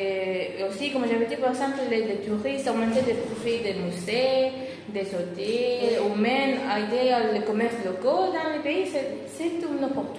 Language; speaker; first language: French; non-native, fluent; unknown